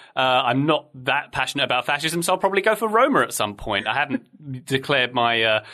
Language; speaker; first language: English; native; English